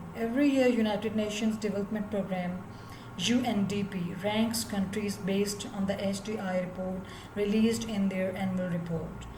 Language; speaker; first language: English; non-native, local second language; Urdu